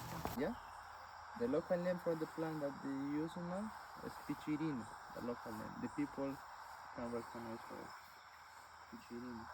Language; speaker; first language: English; non-native, local second language; Spanish